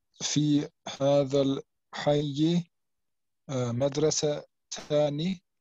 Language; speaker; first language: Arabic; non-native, learner; German